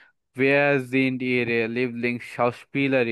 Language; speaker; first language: German; non-native, learner; Bangla